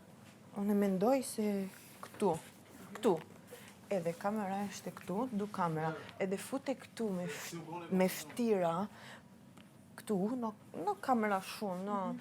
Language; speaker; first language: Albanian; early bilingual, heritage; Albanian